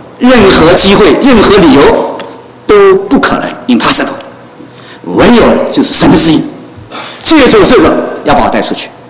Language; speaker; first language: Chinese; non-native, local second language; Cantonese